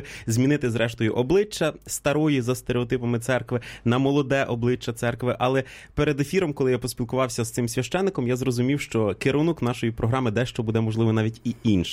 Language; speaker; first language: Ukrainian; native; Ukrainian